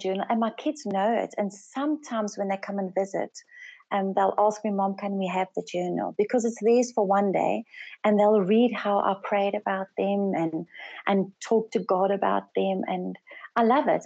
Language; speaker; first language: English; non-native, local second language; Afrikaans